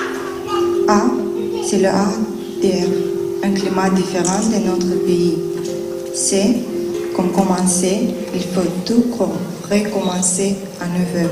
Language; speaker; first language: French; non-native, learner; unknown